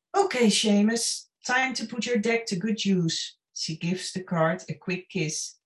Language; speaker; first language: English; non-native, fluent; Dutch